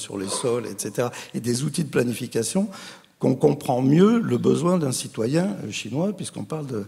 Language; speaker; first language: French; native; French